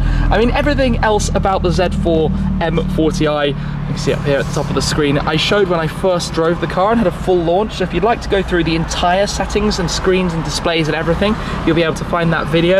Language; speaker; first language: English; native; English